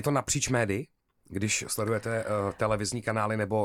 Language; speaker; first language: Czech; native; Czech